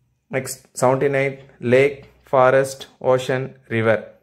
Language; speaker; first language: English; non-native, local second language; Tamil